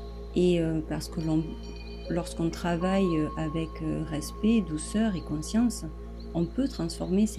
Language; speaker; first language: French; native; French